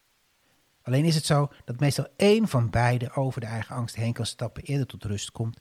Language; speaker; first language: Dutch; native; Dutch